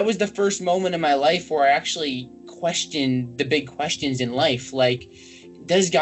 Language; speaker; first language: English; native; English